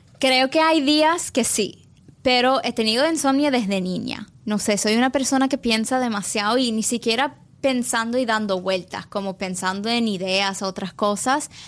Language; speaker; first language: Spanish; early bilingual, heritage; English